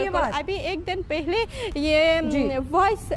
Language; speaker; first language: Hindi; non-native, learner; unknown